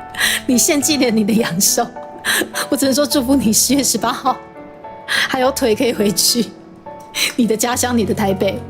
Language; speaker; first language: Chinese; native; Chinese